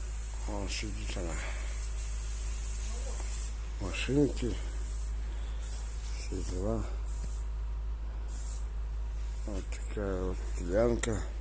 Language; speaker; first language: Russian; native; Russian